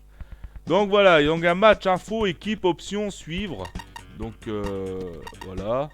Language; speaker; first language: French; native; French